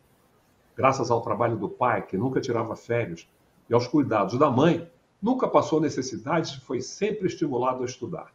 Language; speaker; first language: Portuguese; native; Portuguese